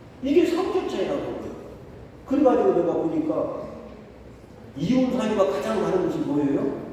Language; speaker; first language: Korean; native; Korean